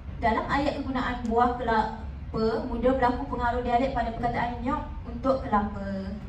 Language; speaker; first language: Malay; native; Malay